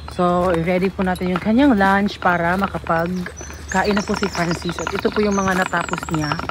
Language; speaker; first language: Filipino; non-native, local second language; Cebuano